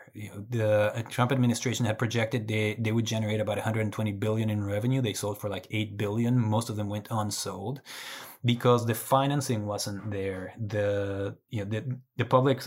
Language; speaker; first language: English; non-native, fluent; Spanish